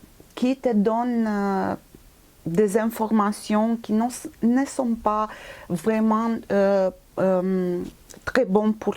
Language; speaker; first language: French; non-native, fluent; Romanian